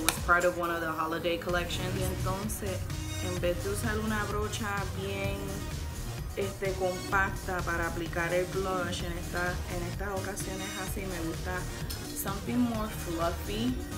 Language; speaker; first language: Spanish; early bilingual, heritage; Spanish